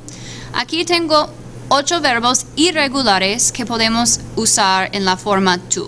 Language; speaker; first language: Spanish; non-native, fluent; English